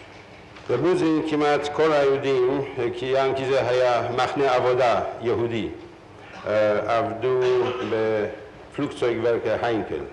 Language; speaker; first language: Hebrew; non-native, fluent; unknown